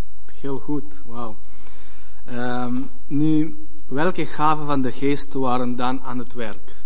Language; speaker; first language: Dutch; non-native, learner; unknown